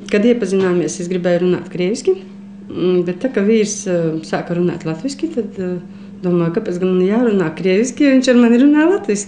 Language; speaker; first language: Latvian; non-native, local second language; Russian